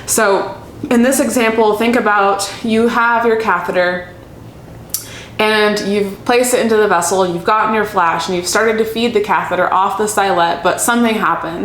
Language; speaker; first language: English; native; English